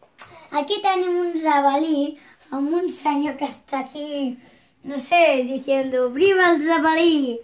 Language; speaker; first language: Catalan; non-native, local second language; Spanish